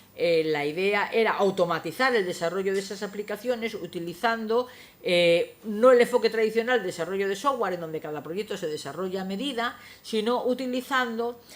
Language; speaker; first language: Spanish; non-native, local second language; Galician